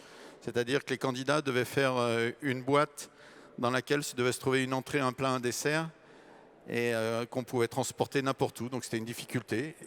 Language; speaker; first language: French; native; French